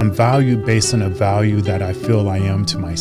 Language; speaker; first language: English; native; English